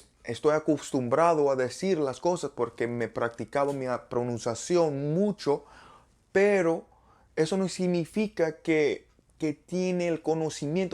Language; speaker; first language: Spanish; non-native, learner; English